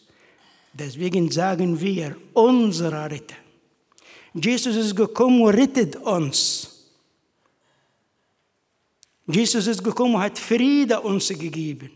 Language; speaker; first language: German; non-native, fluent; Arabic